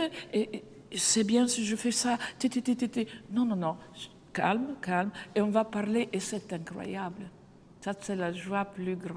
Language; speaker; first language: French; non-native, fluent; Italian